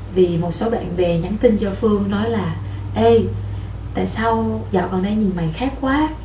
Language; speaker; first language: Vietnamese; native; Vietnamese